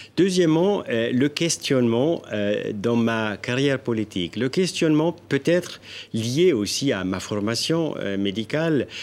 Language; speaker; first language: French; non-native, local second language; Italian